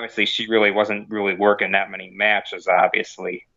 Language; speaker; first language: English; native; English